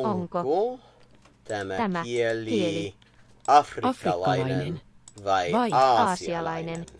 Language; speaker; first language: Finnish; non-native, learner; English